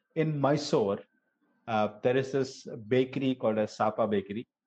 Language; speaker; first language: English; non-native, local second language; Gujarati